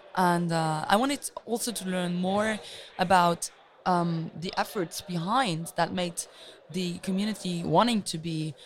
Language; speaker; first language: English; non-native, fluent; Luxembourgish